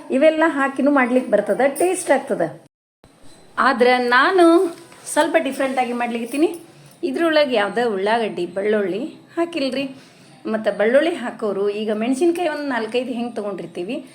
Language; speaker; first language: Kannada; native; Kannada